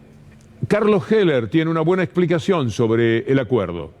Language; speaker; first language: Spanish; native; Spanish